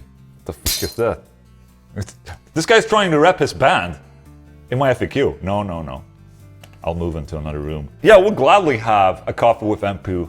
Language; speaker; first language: English; non-native, fluent; Swedish